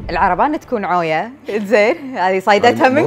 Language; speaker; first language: Arabic; native; Arabic